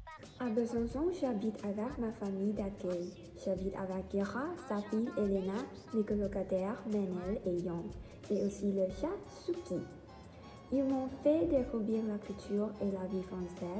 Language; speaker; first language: French; non-native, learner; Thai